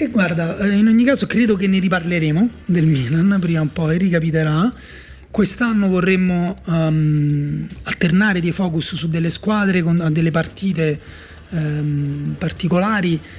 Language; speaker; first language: Italian; native; Italian